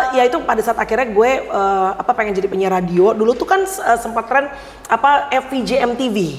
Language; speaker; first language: Indonesian; native; Indonesian